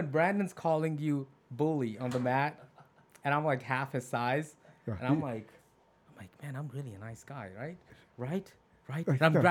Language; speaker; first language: English; non-native, local second language; Punjabi